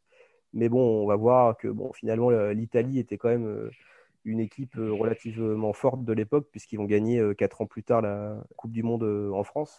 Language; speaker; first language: French; native; French